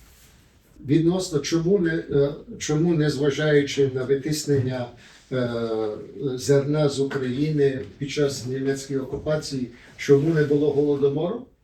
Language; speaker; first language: Ukrainian; early bilingual, heritage; Ukrainian